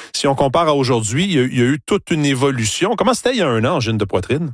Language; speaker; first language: French; native; French